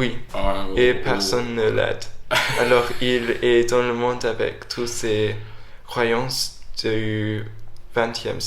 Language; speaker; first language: French; non-native, fluent; English